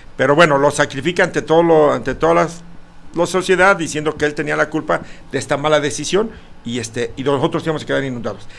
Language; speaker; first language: Spanish; native; Spanish